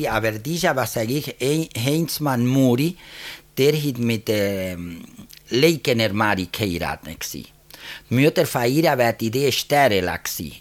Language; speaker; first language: German; early bilingual, heritage; German